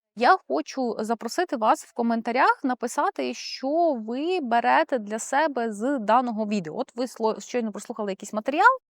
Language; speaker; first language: Ukrainian; non-native, local second language; Russian